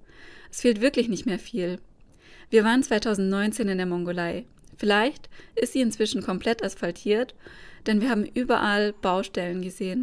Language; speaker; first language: German; native; German